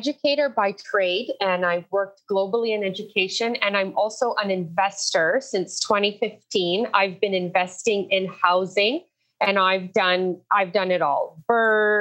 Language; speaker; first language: English; native; English